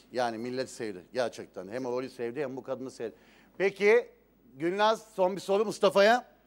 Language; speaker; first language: Turkish; native; Turkish